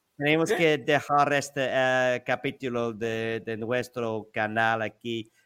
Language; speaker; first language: Spanish; non-native, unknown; English